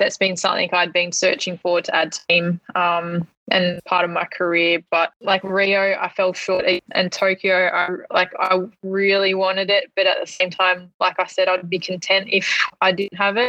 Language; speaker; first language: English; native; English